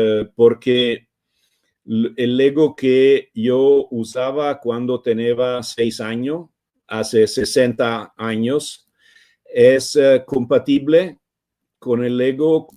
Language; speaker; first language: Spanish; non-native, fluent; Italian